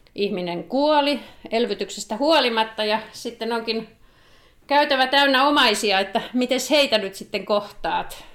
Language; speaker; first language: Finnish; native; Finnish